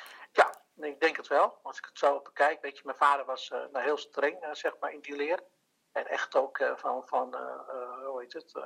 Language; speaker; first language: Dutch; early bilingual, other home language; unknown